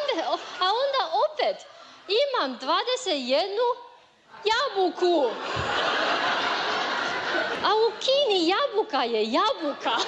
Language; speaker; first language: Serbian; non-native, learner; Chinese